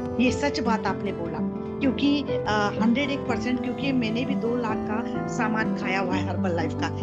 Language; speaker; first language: Hindi; non-native, local second language; Kannada